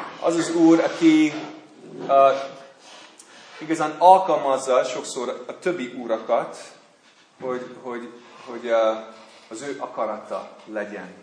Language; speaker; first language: Hungarian; non-native, learner; English